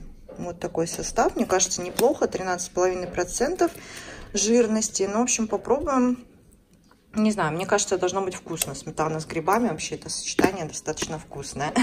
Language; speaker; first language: Russian; native; Russian